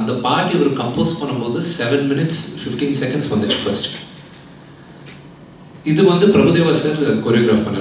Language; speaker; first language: Tamil; non-native, local second language; Telugu